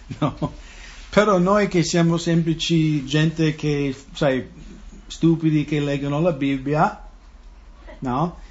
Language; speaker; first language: Italian; non-native, fluent; English